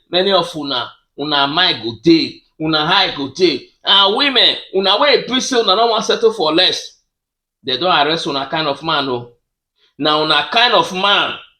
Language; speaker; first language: Nigerian Pidgin; native; Nigerian Pidgin